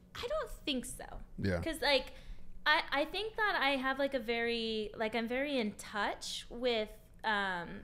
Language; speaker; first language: English; native; English